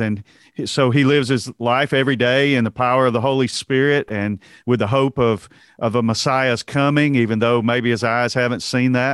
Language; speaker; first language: English; native; English